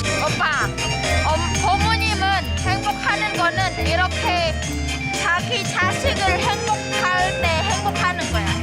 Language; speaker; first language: Korean; non-native, fluent; Khmer